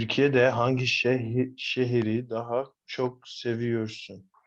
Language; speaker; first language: Turkish; non-native, fluent; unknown